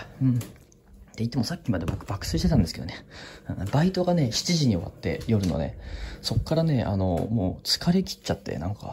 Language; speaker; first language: Japanese; native; Japanese